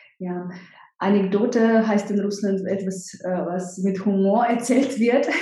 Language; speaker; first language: German; non-native, fluent; Russian